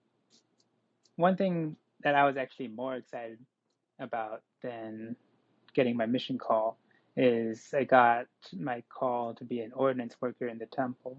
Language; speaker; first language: English; native; English